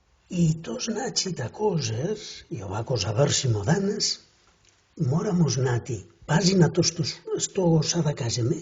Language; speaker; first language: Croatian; non-native, fluent; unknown